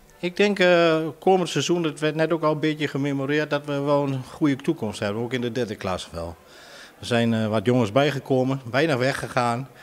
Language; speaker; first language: Dutch; native; Dutch